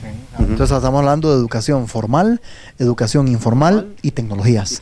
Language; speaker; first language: Spanish; native; Spanish